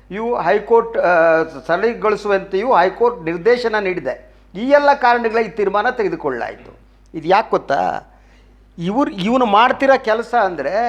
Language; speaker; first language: Kannada; native; Kannada